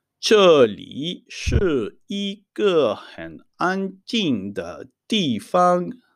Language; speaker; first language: Chinese; non-native, fluent; Hebrew